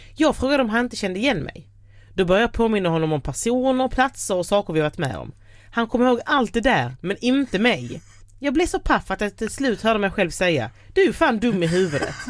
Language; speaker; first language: Swedish; native; Swedish